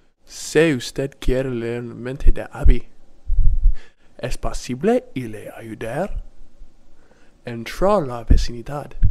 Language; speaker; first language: Spanish; non-native, learner; English